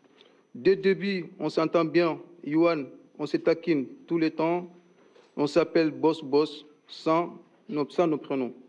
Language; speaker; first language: French; non-native, learner; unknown